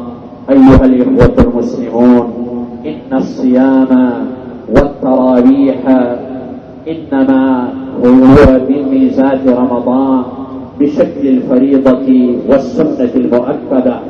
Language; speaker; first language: Arabic; non-native, fluent; Pashto